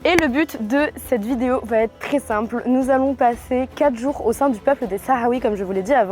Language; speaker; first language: French; native; French